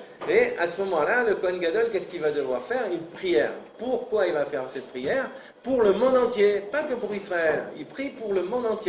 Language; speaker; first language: French; native; French